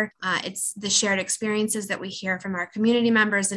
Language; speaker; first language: English; native; English